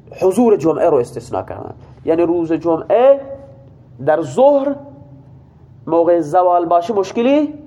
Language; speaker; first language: Persian; non-native, local second language; Baluchi